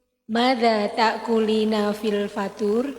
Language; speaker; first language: Arabic; non-native, learner; Indonesian